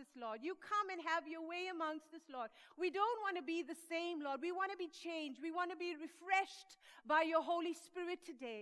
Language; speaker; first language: English; native; English